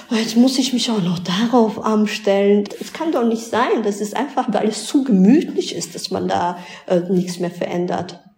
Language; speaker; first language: German; early bilingual, other home language; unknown